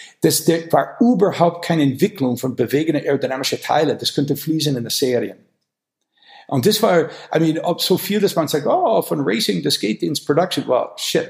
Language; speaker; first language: German; non-native, fluent; English